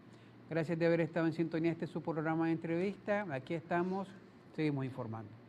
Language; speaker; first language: Spanish; native; Spanish